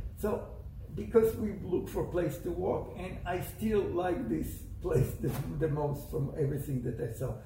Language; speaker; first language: English; non-native, fluent; Hebrew